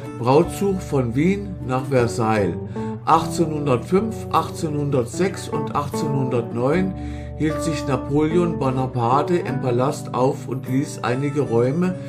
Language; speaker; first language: German; native; German